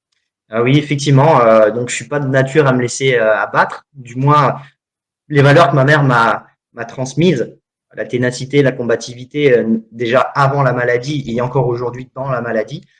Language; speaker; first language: French; native; French